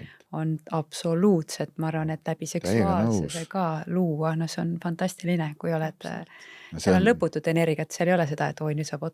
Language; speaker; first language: Estonian; native; Estonian